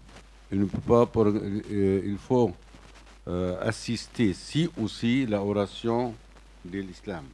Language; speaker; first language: French; non-native, learner; Arabic